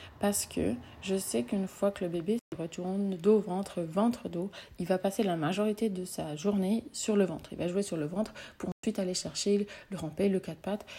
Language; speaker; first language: French; native; French